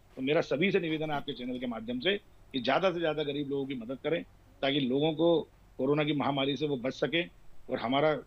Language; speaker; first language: Hindi; native; Hindi